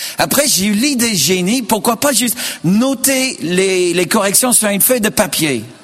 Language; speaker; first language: French; non-native, fluent; English